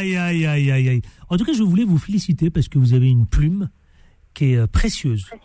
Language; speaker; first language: French; native; French